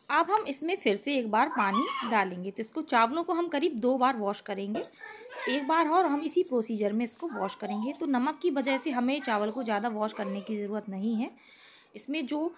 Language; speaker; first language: Hindi; native; Hindi